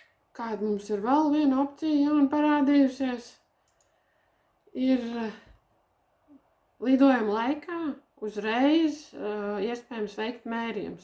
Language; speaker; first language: Latvian; native; Latvian